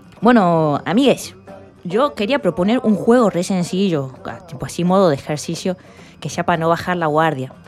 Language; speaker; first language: Spanish; native; Spanish